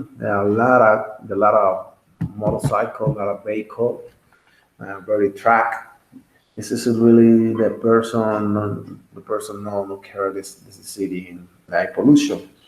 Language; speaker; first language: English; non-native, learner; Spanish